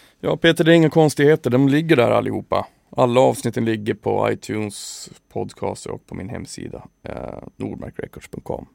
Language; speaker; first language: Swedish; native; Swedish